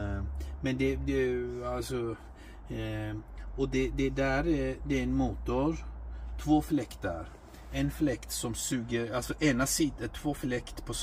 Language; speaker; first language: Swedish; non-native, fluent; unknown